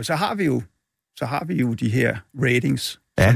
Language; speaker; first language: Danish; native; Danish